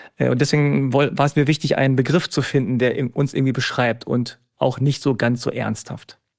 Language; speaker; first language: German; native; German